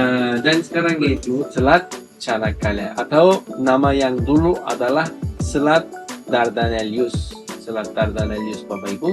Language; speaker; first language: Indonesian; non-native, learner; Turkish